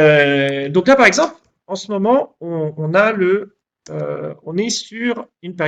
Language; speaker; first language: French; native; French